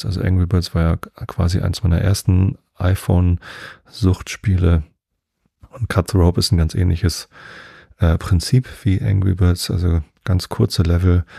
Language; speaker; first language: German; native; German